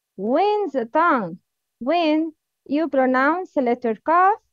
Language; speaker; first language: English; non-native, learner; Arabic